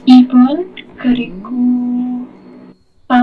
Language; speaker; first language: Korean; non-native, learner; Indonesian